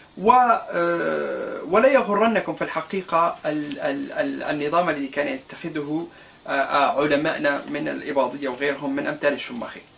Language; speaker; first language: Arabic; non-native, local second language; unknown